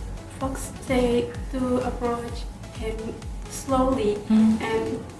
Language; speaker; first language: English; non-native, learner; Indonesian